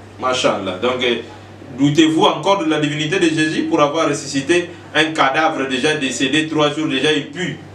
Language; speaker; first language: French; non-native, local second language; Lingala